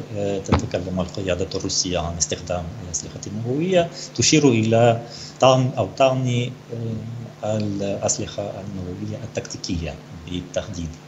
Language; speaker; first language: Arabic; non-native, fluent; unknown